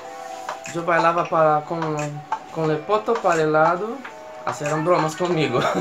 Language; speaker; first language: Spanish; non-native, fluent; Portuguese